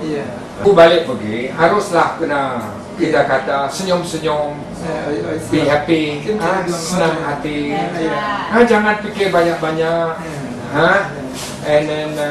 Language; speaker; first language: Indonesian; non-native, fluent; Malay